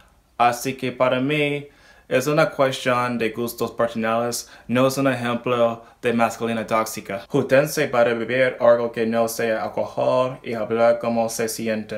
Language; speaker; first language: Spanish; non-native, learner; English